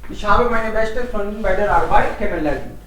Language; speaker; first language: German; non-native, fluent; Hindi